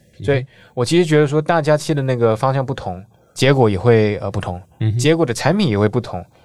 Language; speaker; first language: Chinese; native; Chinese